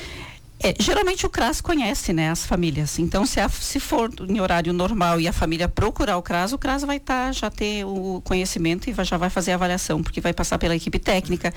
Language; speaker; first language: Portuguese; native; Portuguese